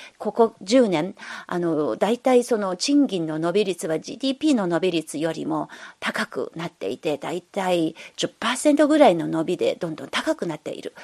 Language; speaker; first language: Japanese; non-native, fluent; Chinese